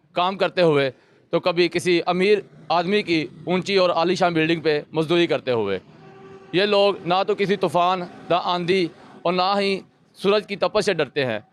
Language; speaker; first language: Urdu; non-native, local second language; Punjabi